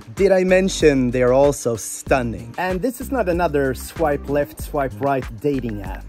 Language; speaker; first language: English; non-native, fluent; Swedish